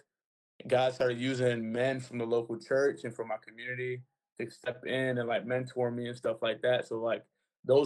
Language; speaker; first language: English; native; English